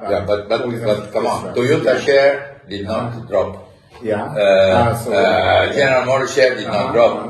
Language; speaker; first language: English; non-native, fluent; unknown